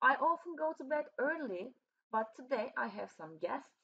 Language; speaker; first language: English; non-native, fluent; Turkish